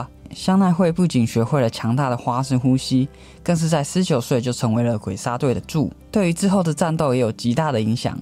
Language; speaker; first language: Chinese; native; Chinese